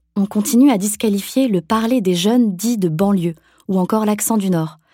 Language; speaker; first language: French; native; French